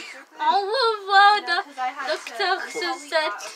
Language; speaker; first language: French; non-native, learner; English